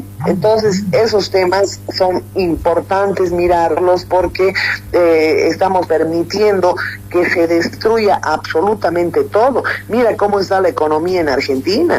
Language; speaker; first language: Spanish; native; Spanish